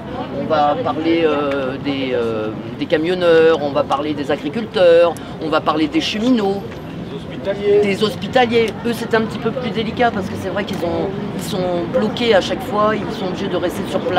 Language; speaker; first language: French; native; French